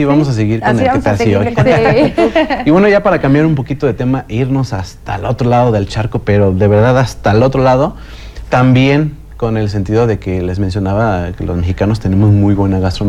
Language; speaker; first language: Spanish; native; Spanish